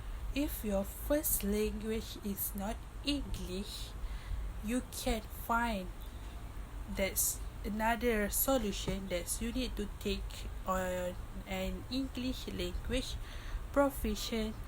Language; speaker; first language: English; non-native, local second language; Malay